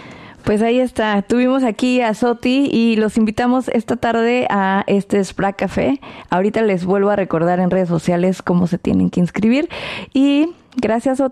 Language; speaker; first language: Spanish; native; Spanish